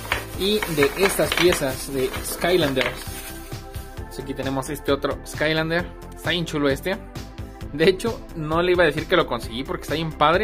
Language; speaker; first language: Spanish; native; Spanish